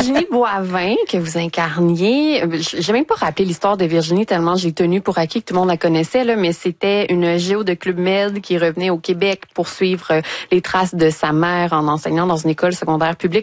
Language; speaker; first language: French; native; French